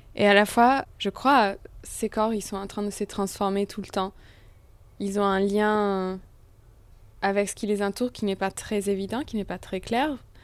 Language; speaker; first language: French; non-native, fluent; Italian